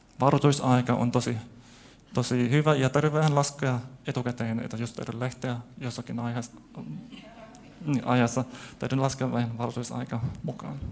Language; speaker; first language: Finnish; non-native, fluent; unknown